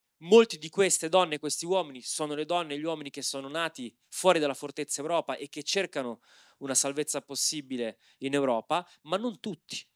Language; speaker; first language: Italian; native; Italian